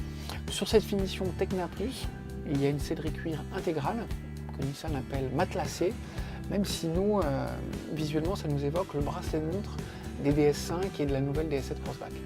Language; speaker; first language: French; native; French